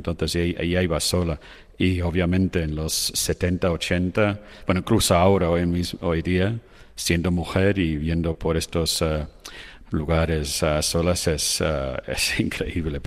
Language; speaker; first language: Spanish; non-native, fluent; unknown